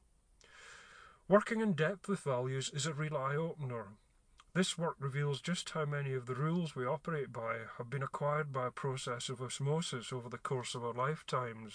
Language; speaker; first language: English; native; English